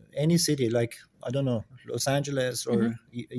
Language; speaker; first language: English; non-native, fluent; Persian